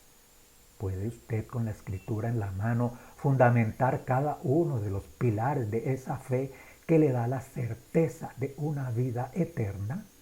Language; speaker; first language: Spanish; native; Spanish